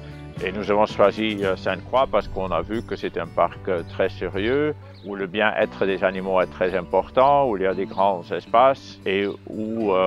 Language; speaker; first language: French; non-native, fluent; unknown